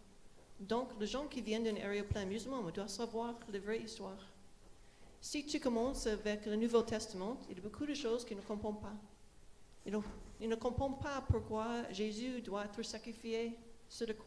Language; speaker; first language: French; non-native, fluent; English